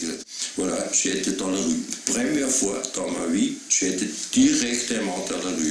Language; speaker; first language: French; non-native, learner; German